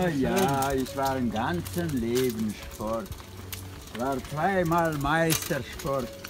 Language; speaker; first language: German; non-native, learner; Russian